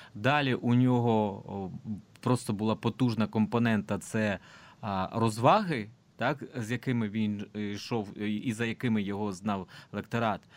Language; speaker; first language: Ukrainian; non-native, local second language; Russian